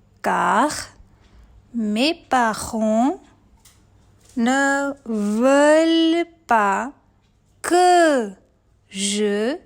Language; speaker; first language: French; non-native, fluent; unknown